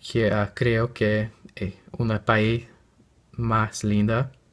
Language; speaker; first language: Portuguese; non-native, learner; English